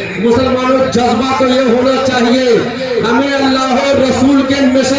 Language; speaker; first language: Urdu; native; Urdu